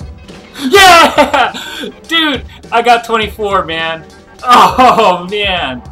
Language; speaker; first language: English; native; English